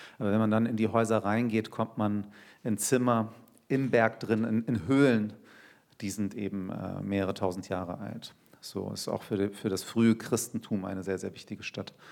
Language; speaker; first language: German; early bilingual, other home language; Turkish